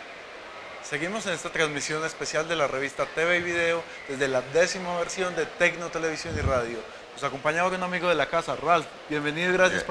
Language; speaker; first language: Spanish; native; Spanish